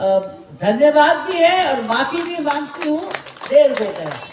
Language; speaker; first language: Hindi; non-native, local second language; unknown